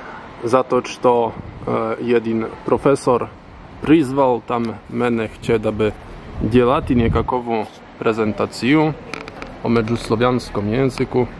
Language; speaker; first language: Polish; non-native, learner; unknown